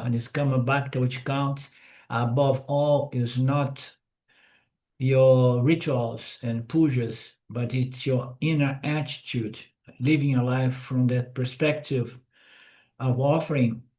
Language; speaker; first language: English; non-native, fluent; Portuguese